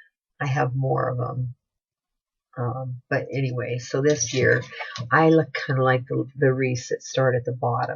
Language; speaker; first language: English; native; English